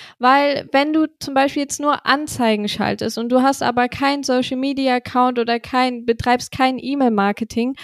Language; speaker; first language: German; native; German